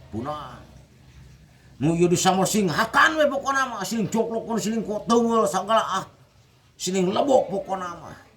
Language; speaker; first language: Sundanese; non-native, fluent; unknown